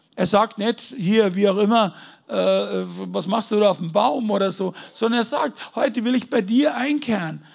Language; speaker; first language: German; native; German